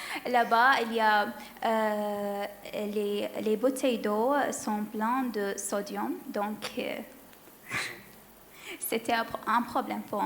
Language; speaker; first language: French; non-native, learner; Arabic